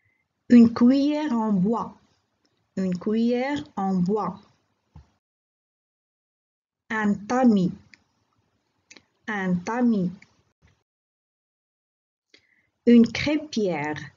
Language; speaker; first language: French; non-native, local second language; Arabic